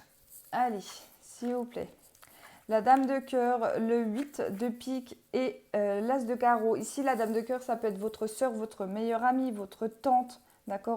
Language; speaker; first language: French; native; French